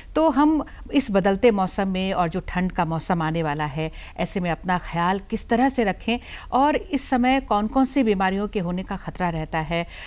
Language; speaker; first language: Hindi; native; Hindi